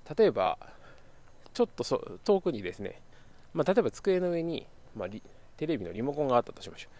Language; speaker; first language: Japanese; native; Japanese